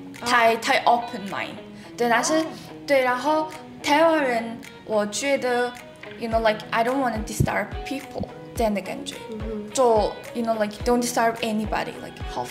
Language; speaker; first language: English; non-native, learner; Mongolian